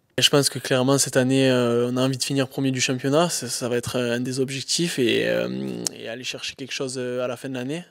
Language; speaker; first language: French; native; French